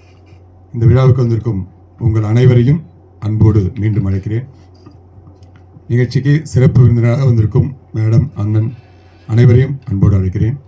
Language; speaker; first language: Tamil; native; Tamil